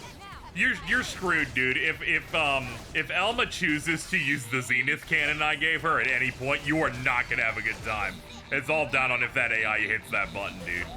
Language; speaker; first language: English; native; English